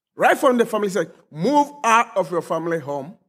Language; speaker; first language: English; non-native, local second language; Akan